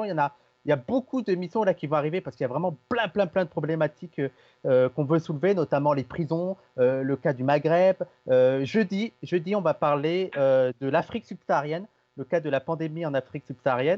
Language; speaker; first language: French; native; French